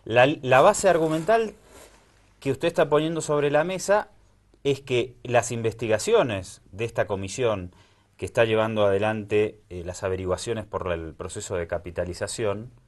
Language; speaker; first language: Spanish; native; Spanish